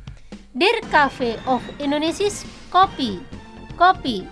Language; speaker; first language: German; non-native, fluent; Indonesian